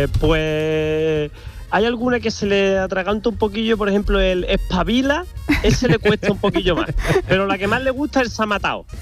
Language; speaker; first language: Spanish; native; Spanish